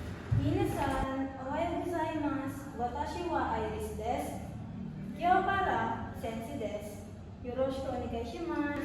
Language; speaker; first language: Japanese; non-native, learner; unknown